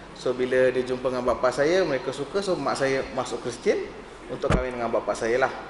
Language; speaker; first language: Malay; non-native, local second language; Tamil